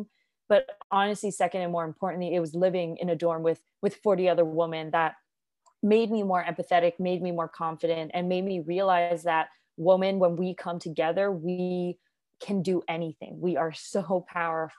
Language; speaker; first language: English; non-native, local second language; Cantonese